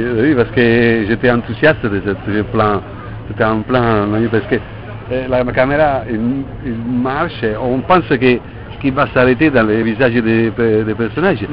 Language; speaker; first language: French; non-native, fluent; Italian